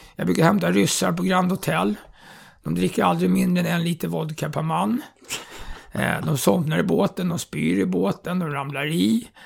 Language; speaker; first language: Swedish; native; Swedish